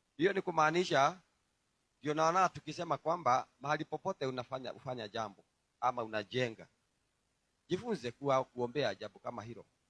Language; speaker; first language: Swahili; non-native, local second language; Kikuyu